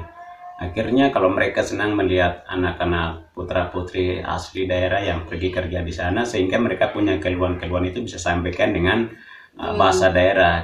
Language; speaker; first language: Indonesian; non-native, local second language; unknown